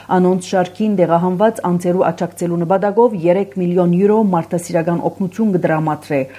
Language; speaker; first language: Armenian; early bilingual, heritage; Armenian